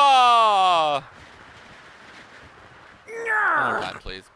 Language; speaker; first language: English; native; English